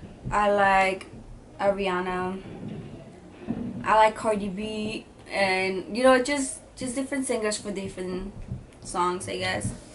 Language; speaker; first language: English; early bilingual, other home language; Spanish